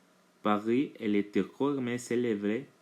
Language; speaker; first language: French; non-native, learner; Spanish